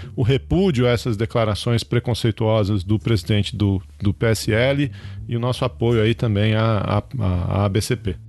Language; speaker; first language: Portuguese; native; Portuguese